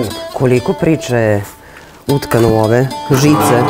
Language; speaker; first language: Serbian; native; Serbian